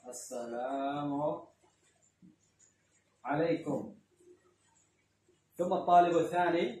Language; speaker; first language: Arabic; non-native, fluent; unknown